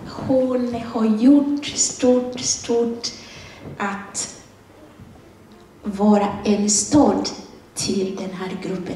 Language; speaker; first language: Swedish; non-native, learner; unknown